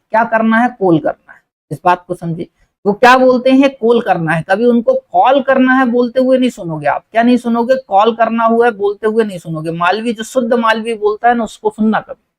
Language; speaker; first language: Hindi; native; Hindi